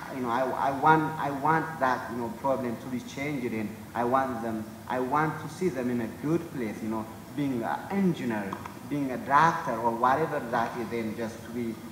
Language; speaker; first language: English; non-native, fluent; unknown